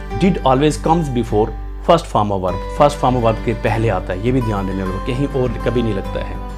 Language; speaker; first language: Hindi; native; Hindi